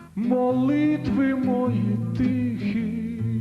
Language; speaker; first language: Ukrainian; early bilingual, heritage; Ukrainian